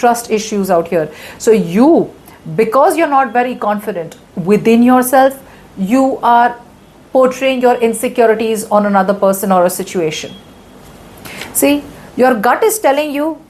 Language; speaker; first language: English; non-native, local second language; Hindi